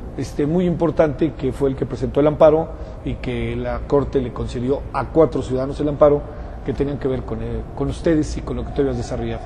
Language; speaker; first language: Spanish; native; Spanish